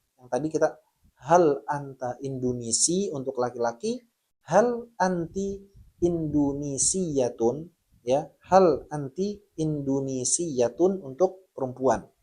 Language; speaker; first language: Indonesian; native; Indonesian